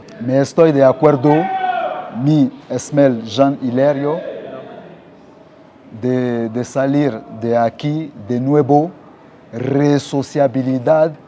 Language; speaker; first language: Spanish; non-native, learner; French